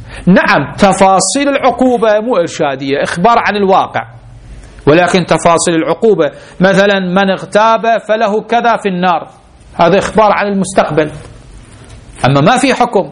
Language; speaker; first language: Arabic; native; Arabic